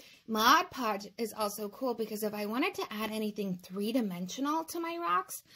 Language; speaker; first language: English; native; English